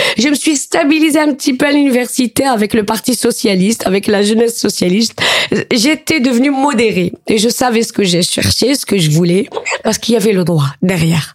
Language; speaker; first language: French; non-native, local second language; Arabic